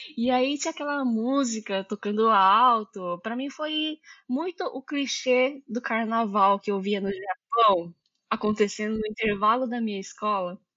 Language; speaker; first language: Portuguese; early bilingual, heritage; Japanese